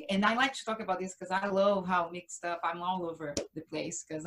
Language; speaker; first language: English; non-native, fluent; Portuguese